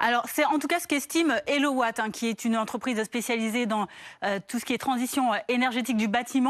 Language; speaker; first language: French; native; French